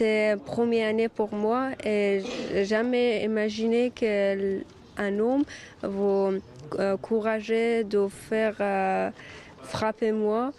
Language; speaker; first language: French; non-native, learner; Persian